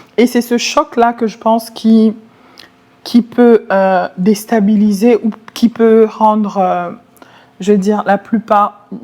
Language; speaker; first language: French; non-native, local second language; Lingala